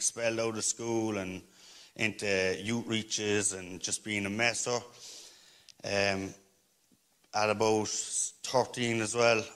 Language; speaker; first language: English; native; English